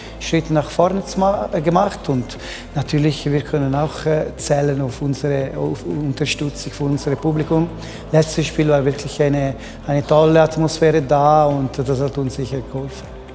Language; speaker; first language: German; non-native, local second language; Italian